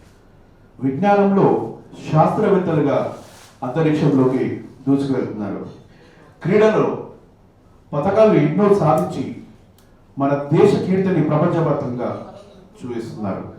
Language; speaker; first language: Telugu; native; Telugu